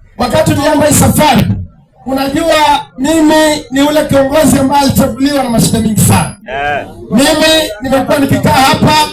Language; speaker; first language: Swahili; non-native, local second language; Luyia